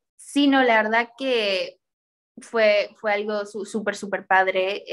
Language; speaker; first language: Spanish; early bilingual, heritage; Spanish